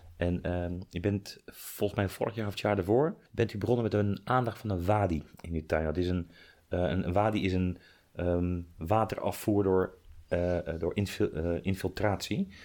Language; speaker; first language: Dutch; native; Dutch